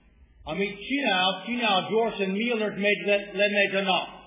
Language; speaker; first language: Hungarian; non-native, fluent; English